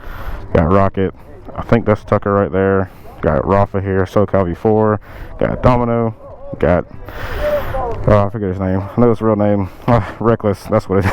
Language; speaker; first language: English; native; English